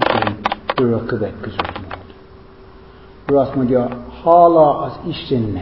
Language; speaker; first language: Hungarian; non-native, fluent; English